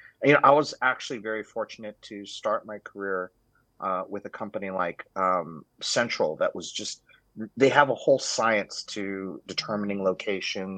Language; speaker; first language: English; native; English